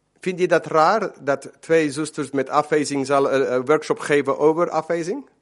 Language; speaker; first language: Dutch; non-native, fluent; Spanish